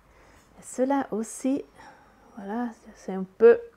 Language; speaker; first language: French; non-native, learner; Italian